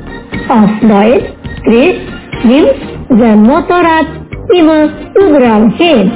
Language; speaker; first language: German; non-native, fluent; Indonesian